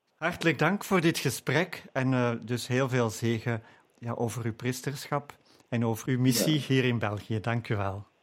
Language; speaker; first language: Dutch; native; Dutch